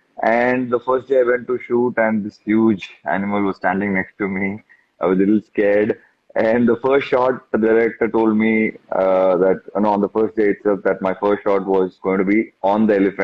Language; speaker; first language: English; non-native, local second language; Tamil